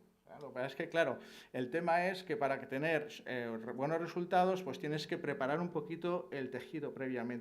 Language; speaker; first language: Spanish; native; Spanish